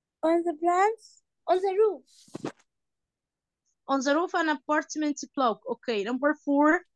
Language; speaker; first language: English; non-native, fluent; Arabic